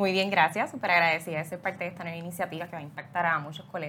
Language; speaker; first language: Spanish; native; Spanish